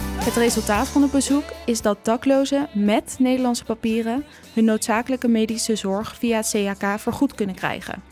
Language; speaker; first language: Dutch; native; Dutch